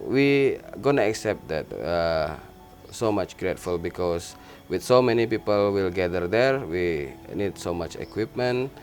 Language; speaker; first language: English; non-native, learner; Indonesian